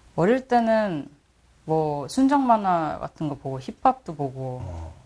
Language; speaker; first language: Korean; early bilingual, heritage; Korean